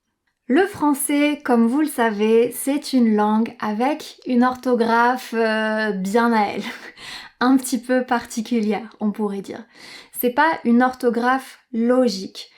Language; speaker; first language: French; native; French